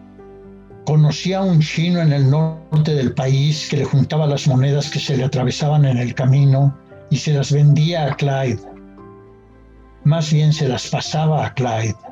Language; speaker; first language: Spanish; native; Spanish